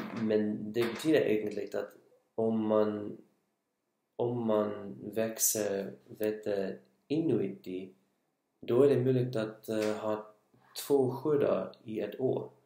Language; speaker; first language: Swedish; non-native, learner; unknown